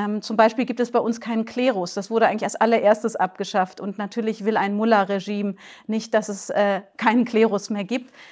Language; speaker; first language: German; native; German